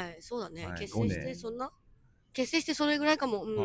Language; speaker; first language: Japanese; native; Japanese